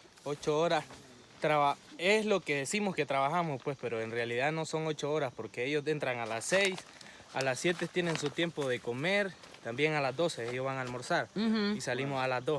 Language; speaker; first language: Spanish; native; Spanish